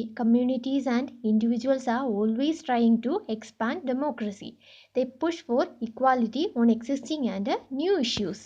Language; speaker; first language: English; non-native, local second language; Malayalam